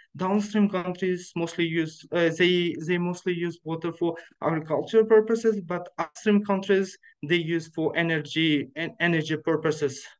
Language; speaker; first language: English; non-native, fluent; Uzbek